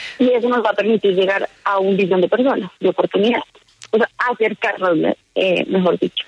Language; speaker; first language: Spanish; native; Spanish